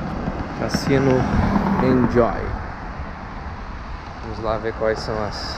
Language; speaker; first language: Portuguese; native; Portuguese